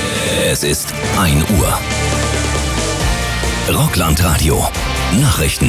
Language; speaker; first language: German; native; German